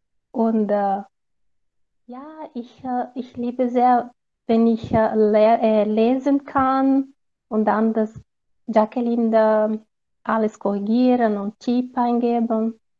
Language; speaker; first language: German; non-native, learner; Portuguese